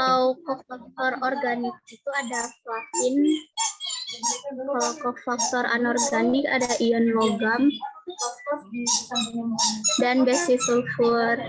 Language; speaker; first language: Indonesian; native; Indonesian